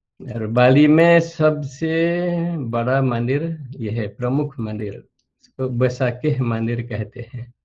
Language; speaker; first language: Hindi; non-native, fluent; Balinese